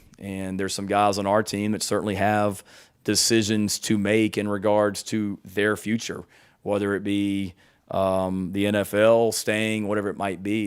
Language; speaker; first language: English; native; English